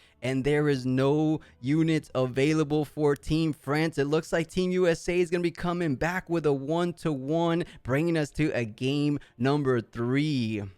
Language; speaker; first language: English; native; English